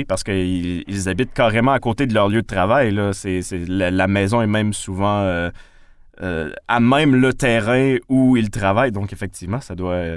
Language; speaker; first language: French; native; French